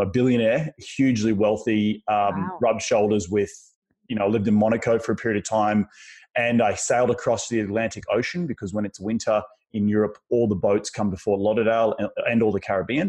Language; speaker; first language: English; native; English